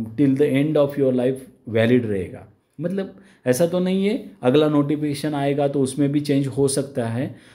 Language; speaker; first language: Hindi; non-native, local second language; Marathi